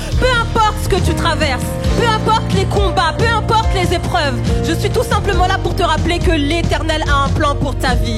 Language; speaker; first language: French; native; French